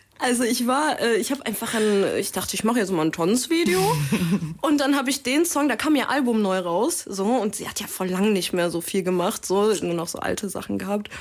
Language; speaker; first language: German; native; German